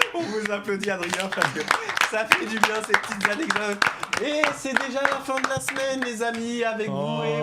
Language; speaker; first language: French; native; French